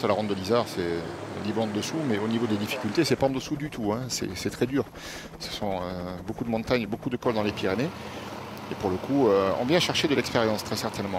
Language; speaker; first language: French; native; French